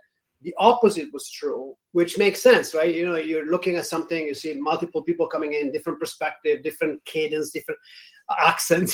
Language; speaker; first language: English; non-native, fluent; Italian